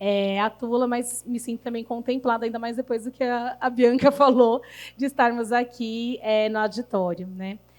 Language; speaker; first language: Portuguese; native; Portuguese